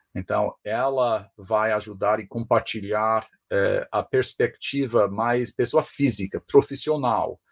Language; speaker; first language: Portuguese; non-native, fluent; English